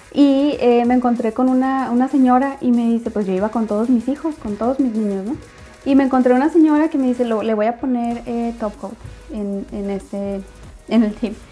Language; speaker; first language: Spanish; native; Spanish